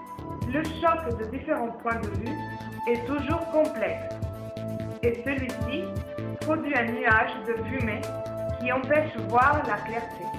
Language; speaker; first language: French; non-native, learner; Spanish